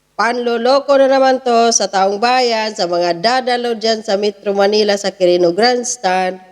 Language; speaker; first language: Filipino; non-native, local second language; Cebuano